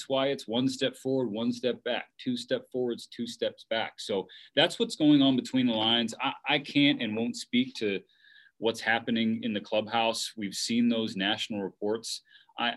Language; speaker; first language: English; native; English